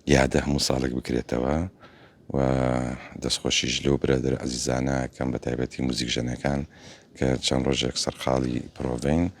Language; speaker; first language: Central Kurdish; non-native, local second language; Gurani